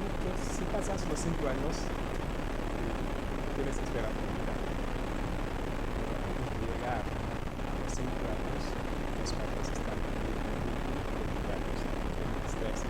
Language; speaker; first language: Spanish; non-native, fluent; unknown